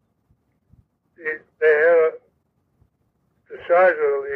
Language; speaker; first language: English; native; English